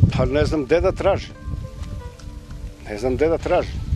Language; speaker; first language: Serbian; native; Serbian